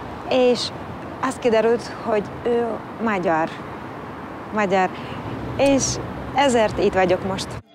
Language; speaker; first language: Hungarian; non-native, learner; Russian